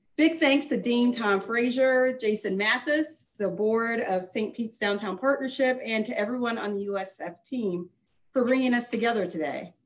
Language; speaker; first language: English; native; English